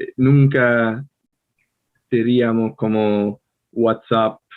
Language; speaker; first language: Spanish; non-native, fluent; English